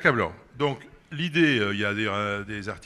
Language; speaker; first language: French; native; French